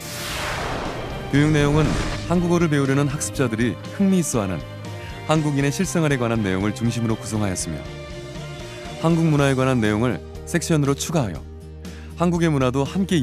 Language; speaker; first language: Korean; native; Korean